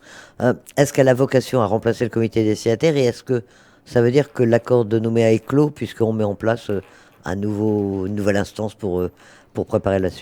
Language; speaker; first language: French; native; French